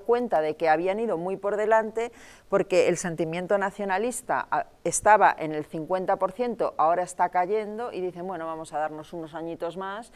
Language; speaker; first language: Spanish; native; Spanish